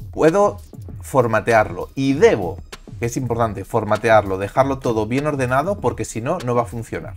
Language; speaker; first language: Spanish; native; Spanish